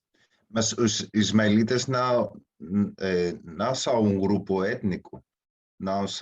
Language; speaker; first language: Portuguese; non-native, fluent; Spanish